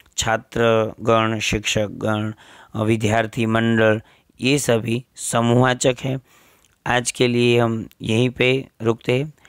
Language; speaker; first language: Hindi; non-native, local second language; Gujarati